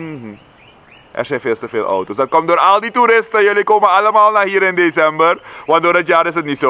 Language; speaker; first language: Dutch; native; Dutch